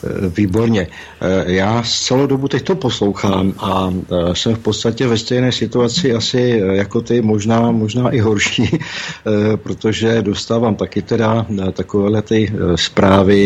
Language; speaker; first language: Czech; native; Czech